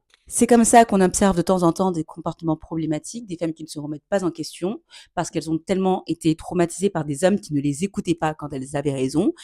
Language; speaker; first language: French; native; French